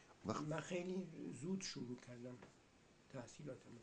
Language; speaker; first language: Persian; early bilingual, heritage; Persian